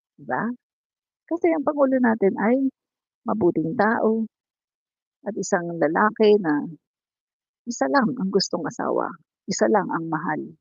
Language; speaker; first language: Filipino; non-native, local second language; Cebuano